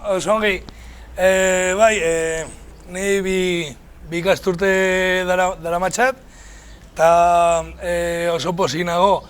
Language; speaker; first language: Basque; non-native, local second language; Spanish